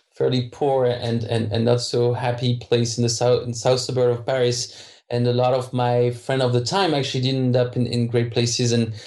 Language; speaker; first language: English; non-native, fluent; French